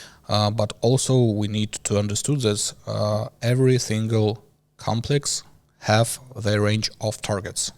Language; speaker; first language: English; non-native, learner; Ukrainian